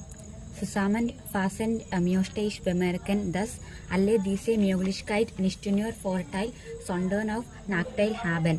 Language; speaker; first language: German; non-native, learner; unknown